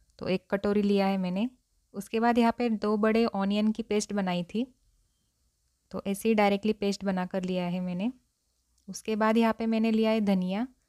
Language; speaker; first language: Hindi; non-native, local second language; Marathi